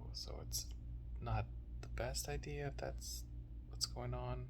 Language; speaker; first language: English; native; English